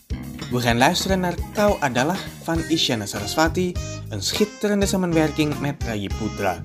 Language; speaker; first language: Dutch; non-native, fluent; Indonesian